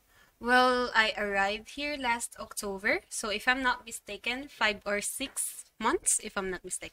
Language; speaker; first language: English; non-native, local second language; Filipino